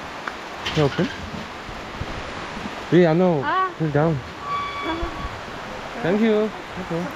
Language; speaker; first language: English; non-native, learner; Korean